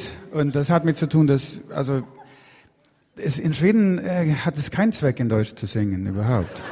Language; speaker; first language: German; non-native, learner; Swedish